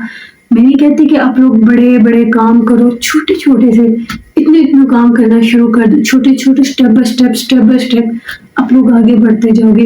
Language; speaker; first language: Urdu; native; Urdu